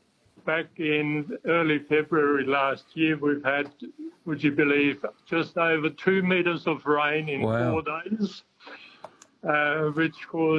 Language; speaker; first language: English; non-native, fluent; German